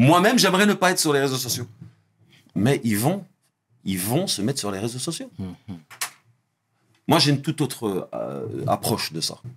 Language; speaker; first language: French; early bilingual, other home language; Arabic